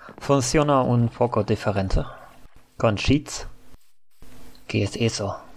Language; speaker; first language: Spanish; non-native, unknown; German